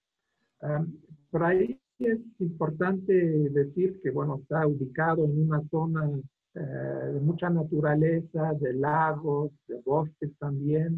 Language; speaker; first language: Spanish; non-native, fluent; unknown